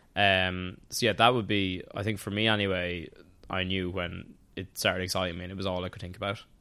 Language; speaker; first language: English; native; English